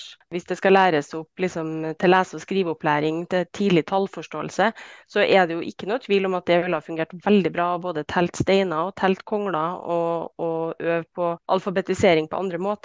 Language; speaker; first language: Norwegian; native; Norwegian